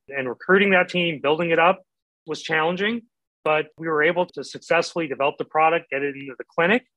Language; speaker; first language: English; native; English